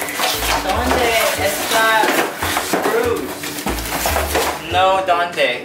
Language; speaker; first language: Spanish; non-native, learner; English